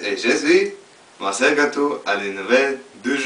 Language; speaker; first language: French; non-native, learner; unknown